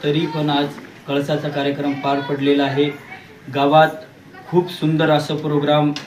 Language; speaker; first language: Marathi; non-native, local second language; Lambadi